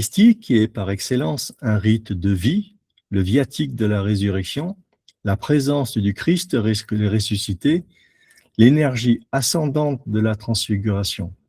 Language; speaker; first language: French; native; French